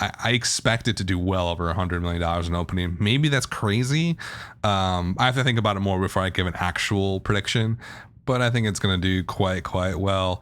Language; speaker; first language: English; native; English